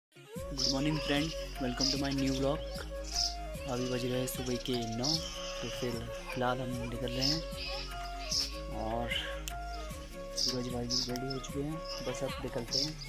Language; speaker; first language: Hindi; non-native, local second language; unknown